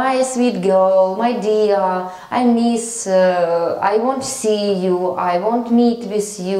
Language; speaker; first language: English; non-native, learner; Russian